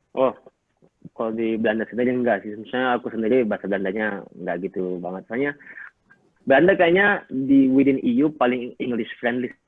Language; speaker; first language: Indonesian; native; Indonesian